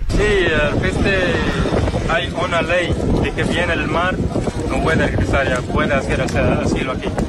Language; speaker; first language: Spanish; non-native, learner; Arabic